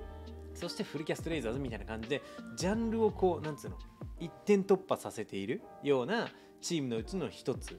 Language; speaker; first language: Japanese; native; Japanese